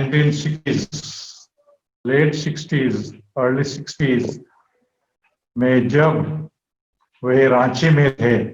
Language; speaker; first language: Hindi; native; Hindi